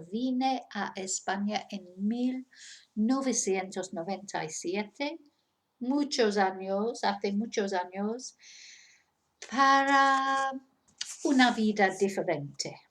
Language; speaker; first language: Spanish; non-native, fluent; English